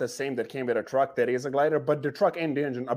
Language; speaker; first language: English; non-native, fluent; Serbian